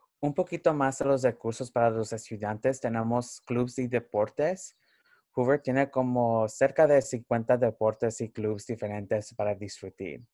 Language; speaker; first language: Spanish; early bilingual, heritage; Spanish